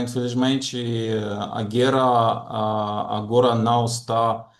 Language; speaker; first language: Portuguese; non-native, fluent; Ukrainian